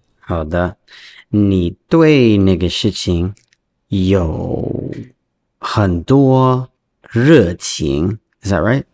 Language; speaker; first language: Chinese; non-native, learner; English